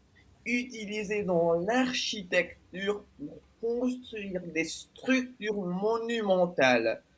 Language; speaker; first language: French; non-native, fluent; Italian